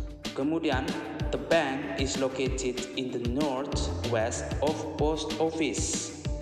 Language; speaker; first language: English; non-native, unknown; Indonesian